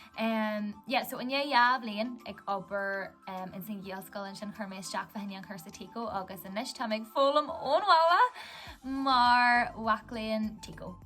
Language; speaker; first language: Irish; non-native, local second language; English